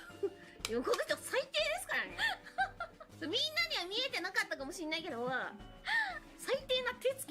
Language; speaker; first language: Japanese; native; Japanese